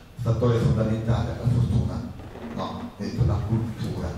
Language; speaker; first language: Italian; native; Italian